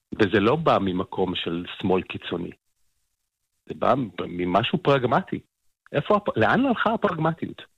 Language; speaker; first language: Hebrew; early bilingual, other home language; English